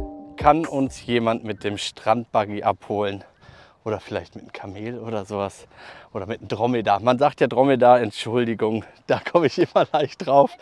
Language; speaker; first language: German; native; German